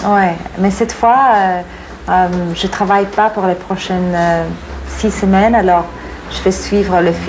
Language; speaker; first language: French; non-native, fluent; English